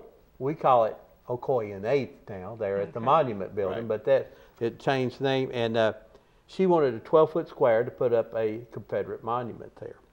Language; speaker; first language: English; native; English